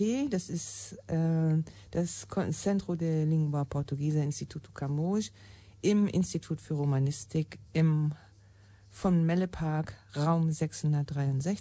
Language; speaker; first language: German; native; German